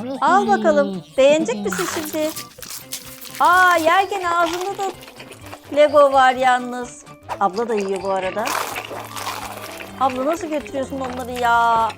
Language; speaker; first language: Turkish; native; Turkish